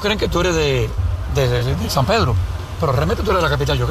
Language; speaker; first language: Spanish; native; Spanish